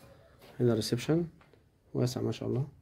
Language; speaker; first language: Arabic; native; Arabic